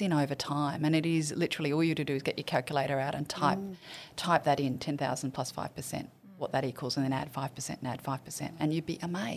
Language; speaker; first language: English; native; English